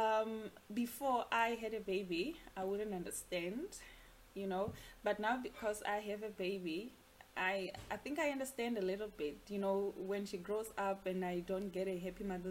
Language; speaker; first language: English; non-native, local second language; Venda